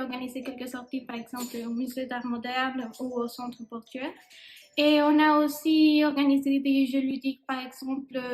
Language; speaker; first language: French; non-native, fluent; Spanish